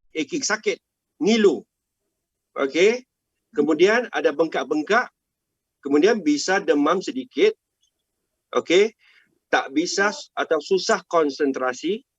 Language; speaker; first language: Malay; non-native, local second language; Chinese